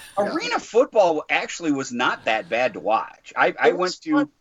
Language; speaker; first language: English; native; English